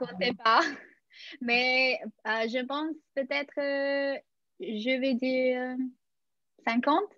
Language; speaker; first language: French; non-native, fluent; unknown